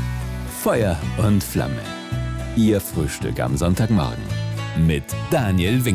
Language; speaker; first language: German; native; German